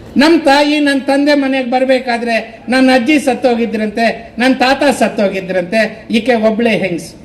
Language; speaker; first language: Kannada; non-native, local second language; Telugu